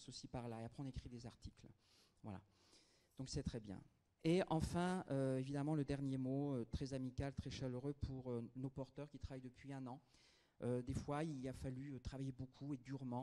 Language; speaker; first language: French; native; French